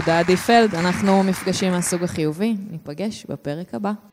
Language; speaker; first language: Hebrew; native; Hebrew